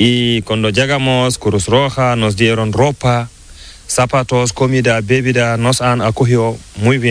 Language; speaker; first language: Spanish; non-native, learner; Fula